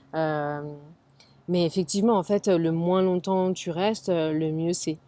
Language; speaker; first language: French; native; French